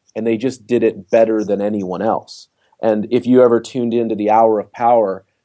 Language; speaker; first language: English; native; English